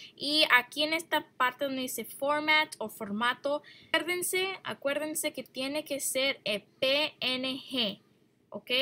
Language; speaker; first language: Spanish; early bilingual, heritage; Spanish